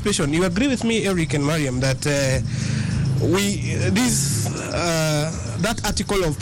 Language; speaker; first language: English; non-native, local second language; Kikuyu